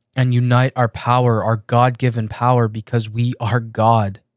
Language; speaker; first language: English; early bilingual, other home language; Persian